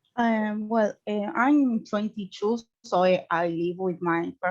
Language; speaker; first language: English; non-native, learner; Spanish